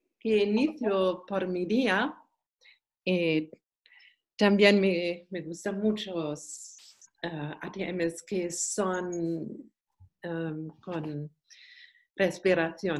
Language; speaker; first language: Spanish; non-native, learner; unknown